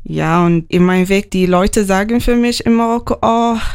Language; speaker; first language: German; non-native, learner; Arabic